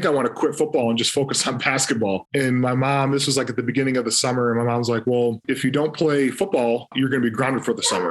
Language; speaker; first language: English; native; English